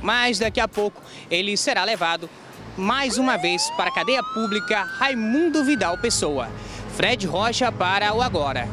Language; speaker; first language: Portuguese; native; Portuguese